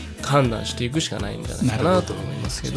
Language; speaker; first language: Japanese; native; Japanese